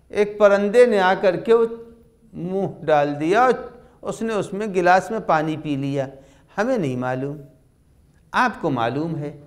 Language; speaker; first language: Urdu; native; Urdu